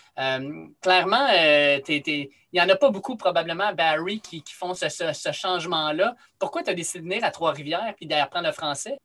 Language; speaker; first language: French; native; French